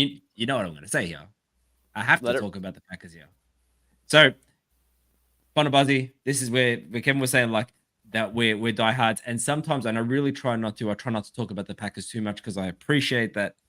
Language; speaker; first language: English; native; English